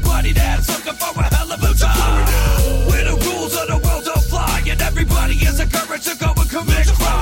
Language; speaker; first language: English; native; English